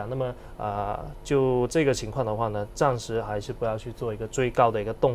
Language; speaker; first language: Chinese; native; Chinese